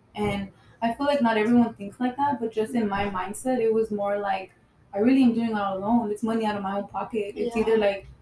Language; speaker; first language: English; native; English